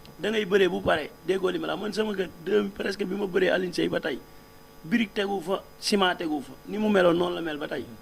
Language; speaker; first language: Wolof; native; Wolof